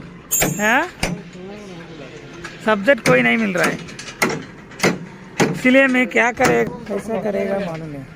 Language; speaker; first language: Hindi; non-native, local second language; Malayalam